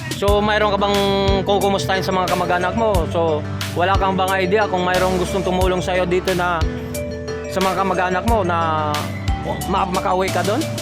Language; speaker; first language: Filipino; native; Filipino